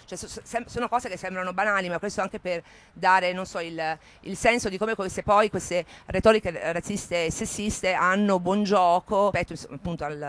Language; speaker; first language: Italian; native; Italian